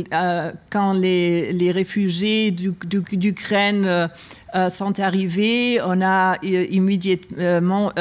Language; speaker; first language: French; non-native, learner; German